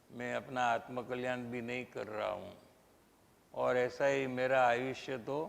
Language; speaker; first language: Hindi; non-native, local second language; Gujarati